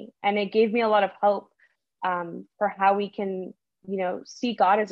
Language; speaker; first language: English; early bilingual, other home language; Spanish